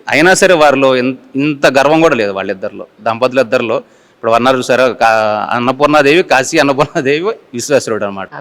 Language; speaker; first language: Telugu; native; Telugu